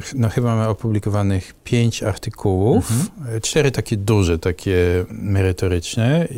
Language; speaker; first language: Polish; non-native, fluent; Dutch